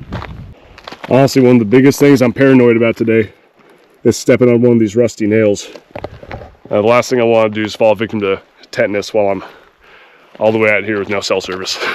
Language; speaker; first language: English; native; English